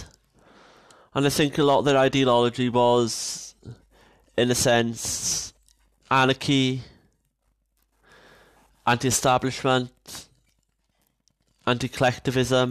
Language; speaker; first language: English; native; English